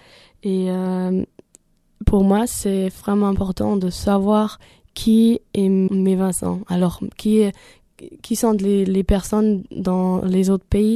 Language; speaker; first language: French; non-native, learner; German